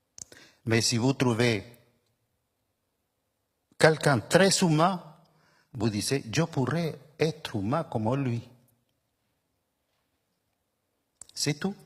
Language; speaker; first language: French; non-native, fluent; Spanish